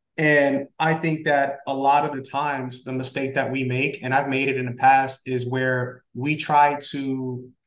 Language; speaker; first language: English; early bilingual, other home language; Spanish